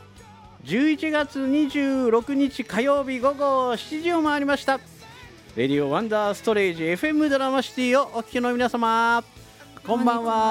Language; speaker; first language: Japanese; native; Japanese